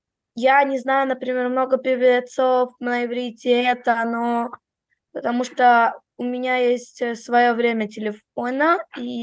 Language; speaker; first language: Russian; early bilingual, heritage; Russian